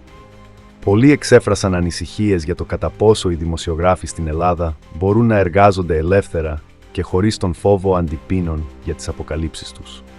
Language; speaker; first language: Greek; native; Greek